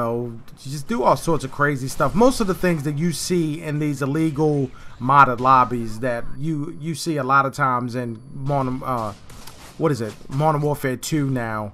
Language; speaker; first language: English; native; English